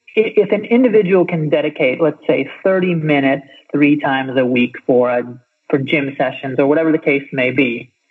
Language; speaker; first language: English; native; English